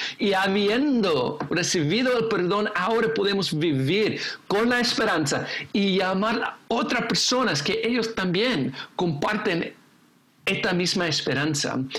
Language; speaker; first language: Spanish; non-native, fluent; English